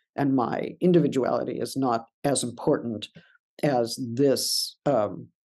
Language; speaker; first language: English; native; English